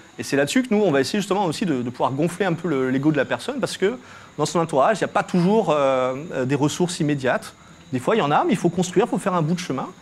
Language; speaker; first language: French; native; French